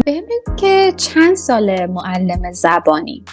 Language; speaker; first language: Persian; native; Persian